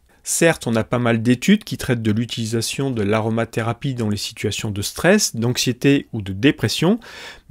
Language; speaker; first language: French; native; French